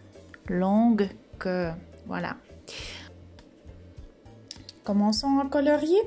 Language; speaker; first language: French; non-native, fluent; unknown